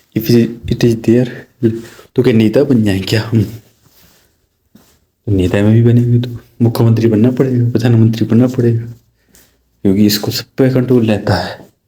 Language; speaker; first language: Hindi; native; Hindi